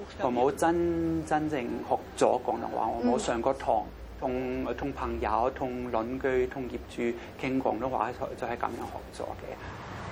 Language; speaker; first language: Chinese; non-native, fluent; German